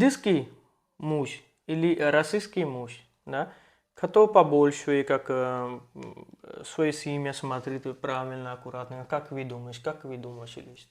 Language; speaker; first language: Russian; non-native, learner; Hindi